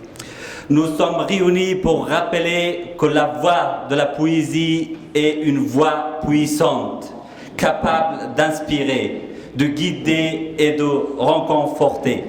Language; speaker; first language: French; non-native, fluent; Persian